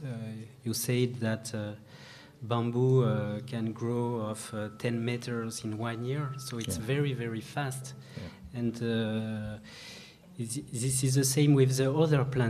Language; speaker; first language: English; non-native, learner; French